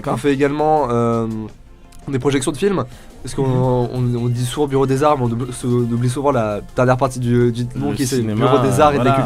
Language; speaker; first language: French; native; French